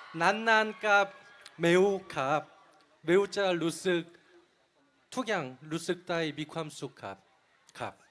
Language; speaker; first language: Thai; non-native, learner; Korean